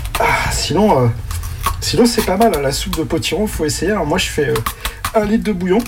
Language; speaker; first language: French; native; French